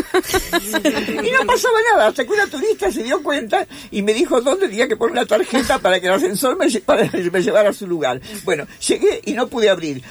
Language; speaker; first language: Spanish; native; Spanish